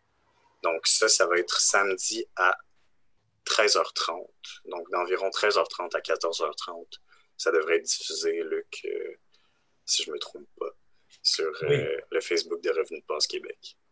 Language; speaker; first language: French; native; French